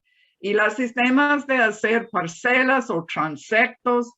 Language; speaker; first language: Spanish; non-native, fluent; English